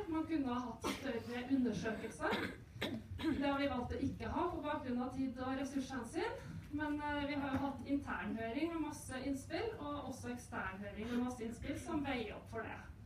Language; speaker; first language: Norwegian; native; Norwegian